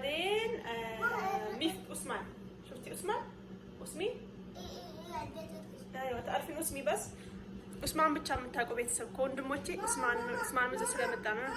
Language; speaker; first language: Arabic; non-native, fluent; Amharic